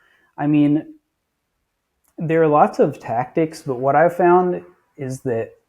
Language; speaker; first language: English; native; English